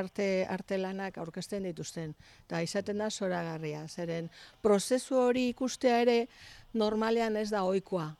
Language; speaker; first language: Basque; native; Basque